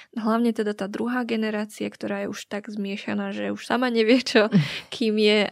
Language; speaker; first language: Slovak; early bilingual, other home language; Vietnamese